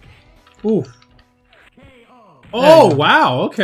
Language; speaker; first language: English; native; English